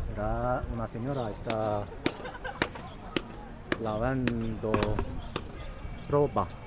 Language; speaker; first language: Spanish; non-native, fluent; Chinese